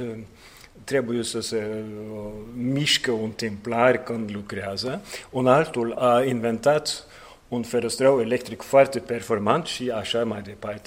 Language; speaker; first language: Romanian; non-native, fluent; Norwegian